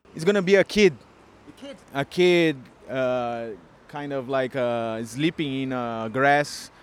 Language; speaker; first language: English; non-native, fluent; Portuguese